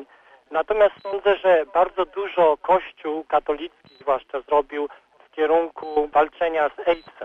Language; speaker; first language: Polish; native; Polish